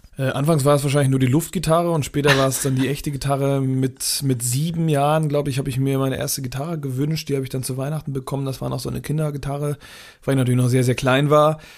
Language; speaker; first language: German; native; German